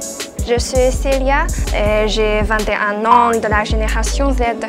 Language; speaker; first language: French; non-native, fluent; Chinese